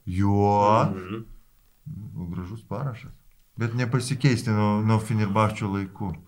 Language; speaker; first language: Lithuanian; non-native, local second language; Polish